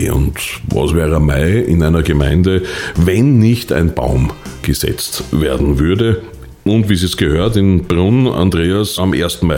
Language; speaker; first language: German; native; German